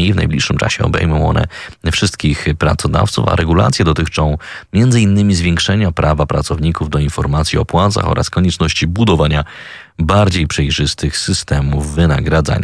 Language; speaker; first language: Polish; native; Polish